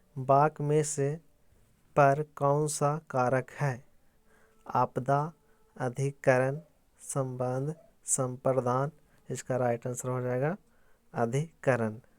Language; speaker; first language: Hindi; native; Hindi